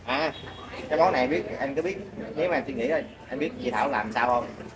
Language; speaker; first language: Vietnamese; native; Vietnamese